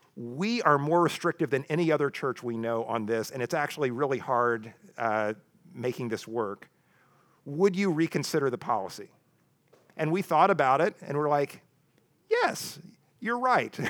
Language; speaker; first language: English; native; English